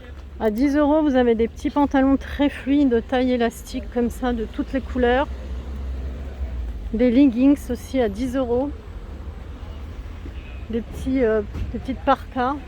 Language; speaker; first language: French; native; French